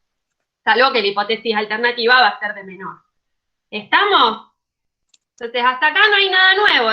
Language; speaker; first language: Spanish; native; Spanish